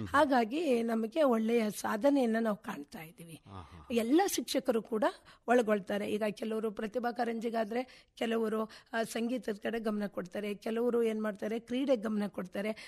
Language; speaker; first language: Kannada; native; Kannada